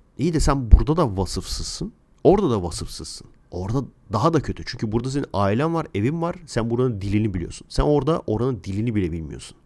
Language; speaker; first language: Turkish; native; Turkish